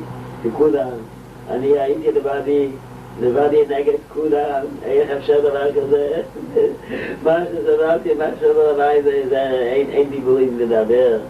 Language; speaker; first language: Hebrew; non-native, local second language; Yiddish